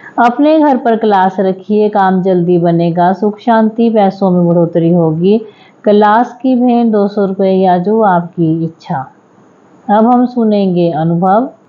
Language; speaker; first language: Hindi; native; Hindi